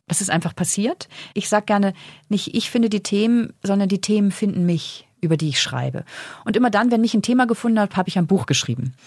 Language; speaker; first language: German; native; German